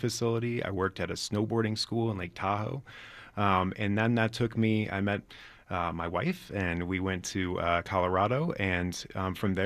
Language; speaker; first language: English; native; English